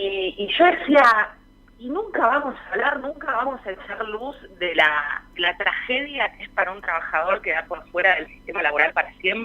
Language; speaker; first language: Spanish; native; Spanish